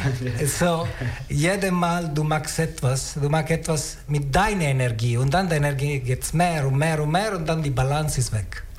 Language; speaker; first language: German; non-native, learner; Italian